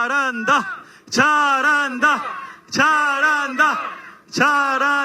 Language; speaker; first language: Korean; native; Korean